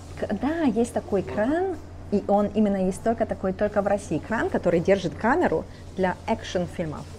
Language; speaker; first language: Russian; native; Russian